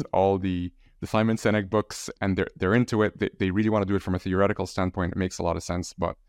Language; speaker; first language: English; non-native, fluent; Arabic